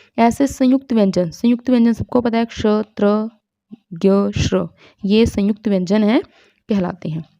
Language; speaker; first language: Hindi; non-native, local second language; Punjabi